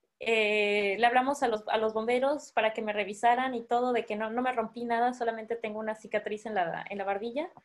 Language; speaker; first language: Spanish; native; Spanish